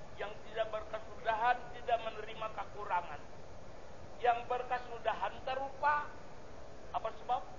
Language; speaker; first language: Indonesian; non-native, local second language; Banjar